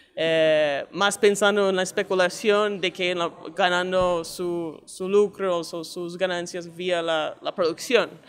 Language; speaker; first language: Spanish; non-native, fluent; English